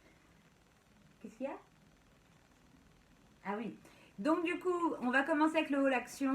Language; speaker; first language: French; native; French